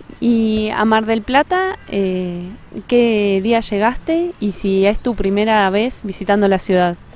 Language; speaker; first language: Spanish; native; Spanish